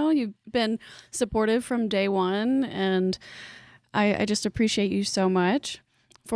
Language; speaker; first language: English; native; English